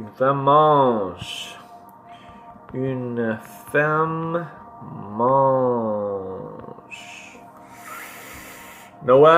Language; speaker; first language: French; non-native, learner; English